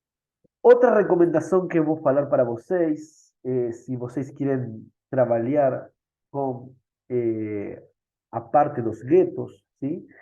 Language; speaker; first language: Portuguese; non-native, fluent; Spanish